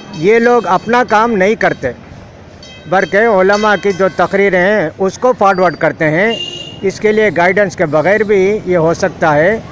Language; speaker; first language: Urdu; native; Urdu